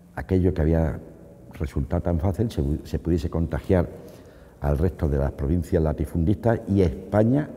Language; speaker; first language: Spanish; native; Spanish